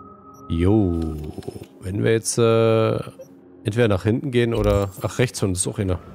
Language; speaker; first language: German; native; German